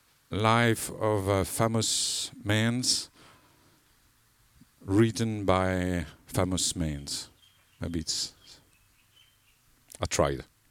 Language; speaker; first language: English; non-native, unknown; French